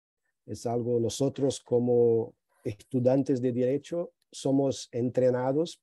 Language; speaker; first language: Spanish; non-native, fluent; Portuguese